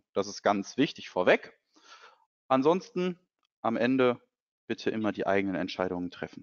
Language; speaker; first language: German; native; German